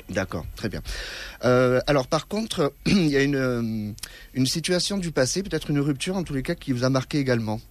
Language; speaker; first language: French; native; French